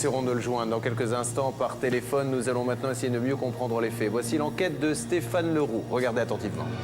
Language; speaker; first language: French; native; French